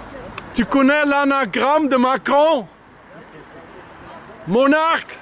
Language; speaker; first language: French; non-native, fluent; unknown